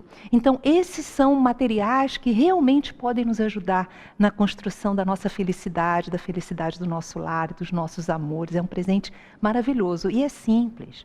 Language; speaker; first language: Portuguese; native; Portuguese